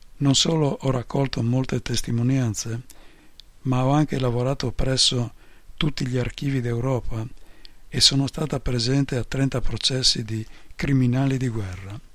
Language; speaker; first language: Italian; non-native, fluent; Polish